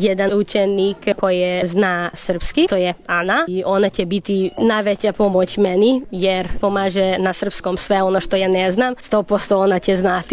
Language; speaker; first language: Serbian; non-native, local second language; Hungarian